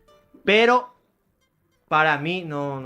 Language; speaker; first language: Spanish; native; Spanish